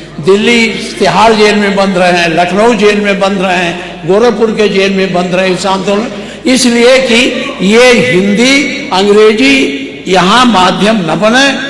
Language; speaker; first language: Hindi; native; Hindi